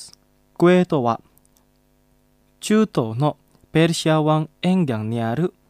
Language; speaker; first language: Japanese; non-native, fluent; Indonesian